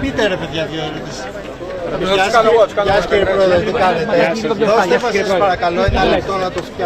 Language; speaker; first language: Greek; native; Greek